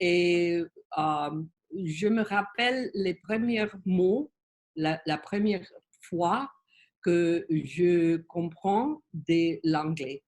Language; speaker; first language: French; non-native, learner; Spanish